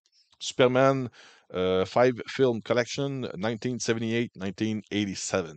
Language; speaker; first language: French; native; French